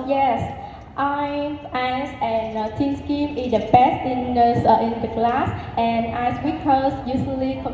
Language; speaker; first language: English; non-native, learner; Vietnamese